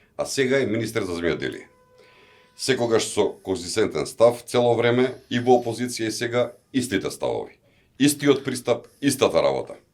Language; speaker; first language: Macedonian; native; Macedonian